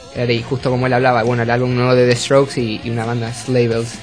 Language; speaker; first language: Spanish; native; Spanish